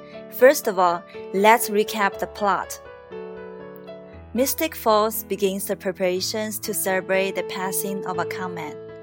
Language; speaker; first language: English; non-native, fluent; Chinese